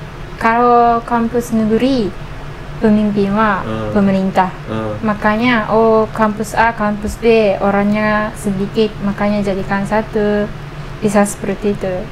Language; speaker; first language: Indonesian; non-native, learner; Japanese